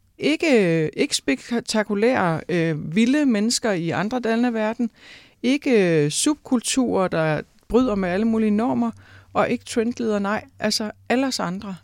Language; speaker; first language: Danish; native; Danish